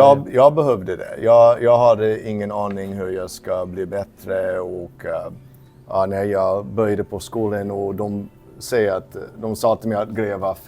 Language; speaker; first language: Swedish; non-native, fluent; English